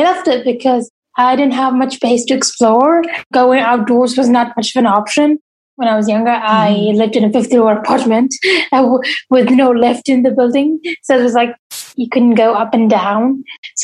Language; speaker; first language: English; non-native, fluent; Arabic